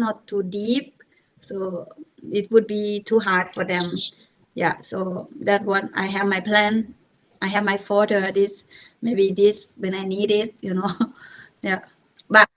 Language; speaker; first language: English; non-native, learner; Thai